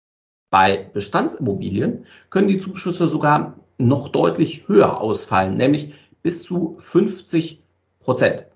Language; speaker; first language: German; native; German